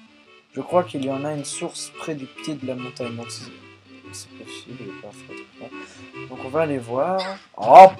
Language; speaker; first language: French; native; French